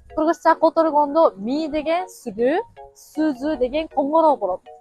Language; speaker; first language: Kyrgyz; non-native, learner; Japanese